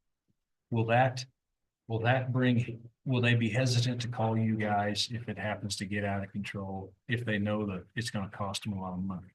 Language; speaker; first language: English; native; English